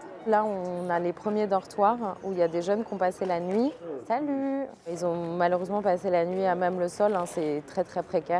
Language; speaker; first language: French; native; French